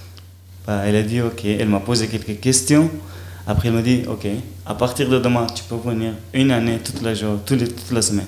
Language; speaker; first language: French; non-native, learner; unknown